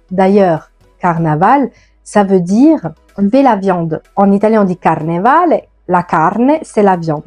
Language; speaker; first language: French; non-native, fluent; Italian